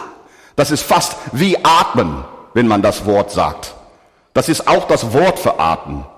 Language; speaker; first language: German; non-native, fluent; English